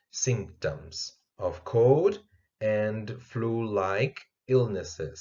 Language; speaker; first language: English; non-native, fluent; Portuguese